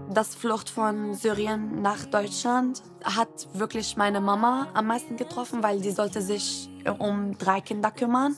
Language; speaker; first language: German; non-native, fluent; Arabic